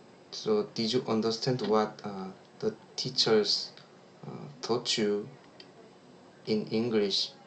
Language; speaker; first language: English; non-native, learner; Korean